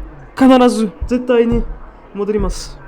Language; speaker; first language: Japanese; non-native, learner; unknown